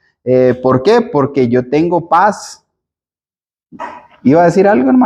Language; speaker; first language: Spanish; native; Spanish